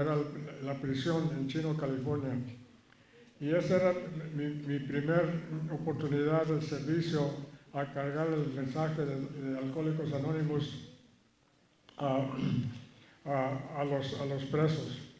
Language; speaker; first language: Spanish; early bilingual, heritage; Spanish